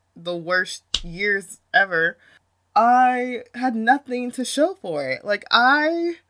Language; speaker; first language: English; native; English